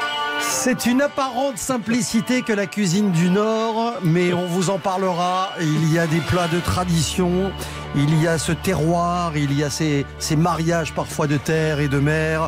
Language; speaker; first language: French; native; French